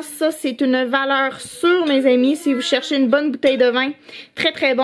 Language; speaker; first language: French; native; French